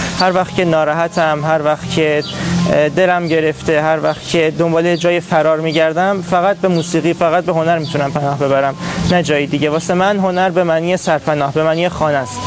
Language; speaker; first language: Persian; non-native, local second language; Azerbaijani